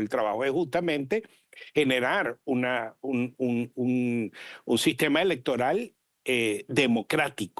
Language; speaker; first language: Spanish; native; Spanish